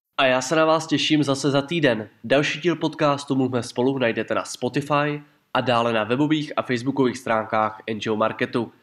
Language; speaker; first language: Czech; native; Czech